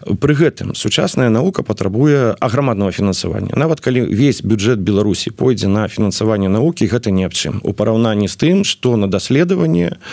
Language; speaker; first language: Belarusian; non-native, local second language; Russian